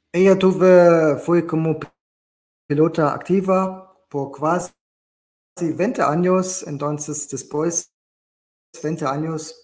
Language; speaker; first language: Spanish; non-native, learner; German